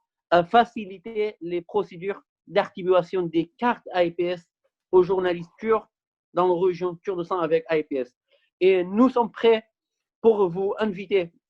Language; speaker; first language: French; non-native, fluent; Kurdish